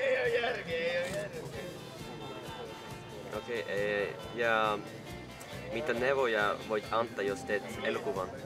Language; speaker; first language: Finnish; non-native, learner; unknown